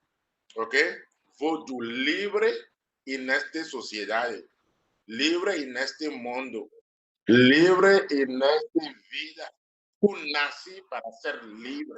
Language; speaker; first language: Spanish; non-native, learner; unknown